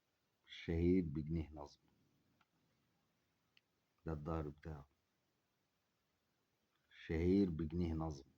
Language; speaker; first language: Arabic; native; Arabic